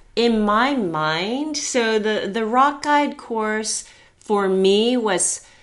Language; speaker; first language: English; early bilingual, heritage; Chinese